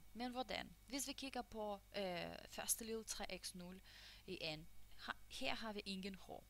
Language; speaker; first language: Danish; non-native, fluent; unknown